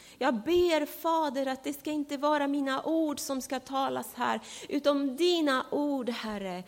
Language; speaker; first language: Swedish; non-native, fluent; Spanish